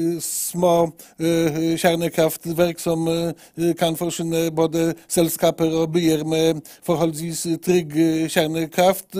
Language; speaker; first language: Norwegian; non-native, fluent; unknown